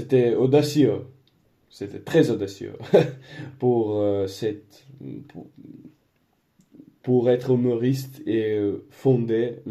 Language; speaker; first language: French; non-native, learner; Spanish